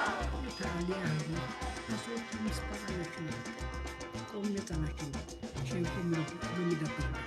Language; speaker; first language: Hebrew; non-native, fluent; Amharic